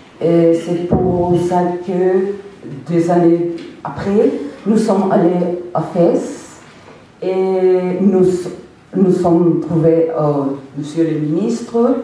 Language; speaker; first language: French; non-native, fluent; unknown